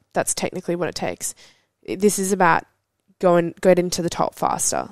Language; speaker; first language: English; native; English